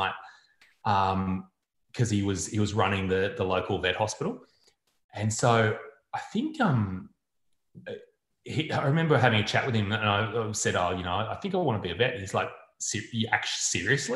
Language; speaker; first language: English; native; English